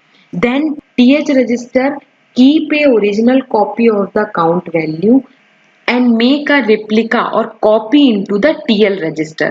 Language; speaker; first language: English; non-native, local second language; Hindi